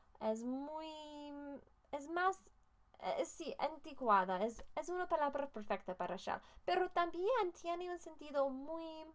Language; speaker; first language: Spanish; non-native, learner; English